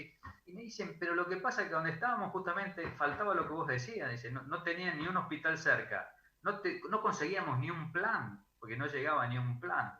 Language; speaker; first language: Spanish; native; Spanish